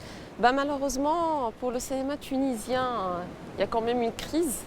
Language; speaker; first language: French; non-native, local second language; Arabic